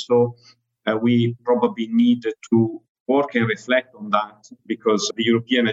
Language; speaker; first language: English; non-native, fluent; Italian